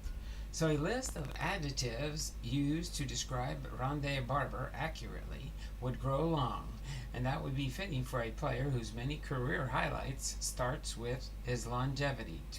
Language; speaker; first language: English; native; English